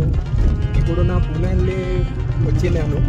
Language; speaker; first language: Telugu; non-native, local second language; Kannada